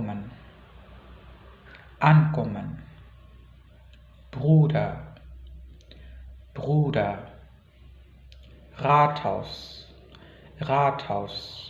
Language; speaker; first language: German; non-native, fluent; Indonesian